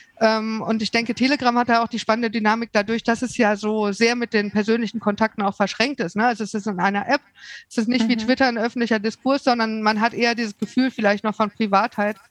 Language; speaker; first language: German; native; German